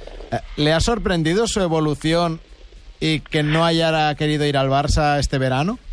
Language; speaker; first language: Spanish; native; Spanish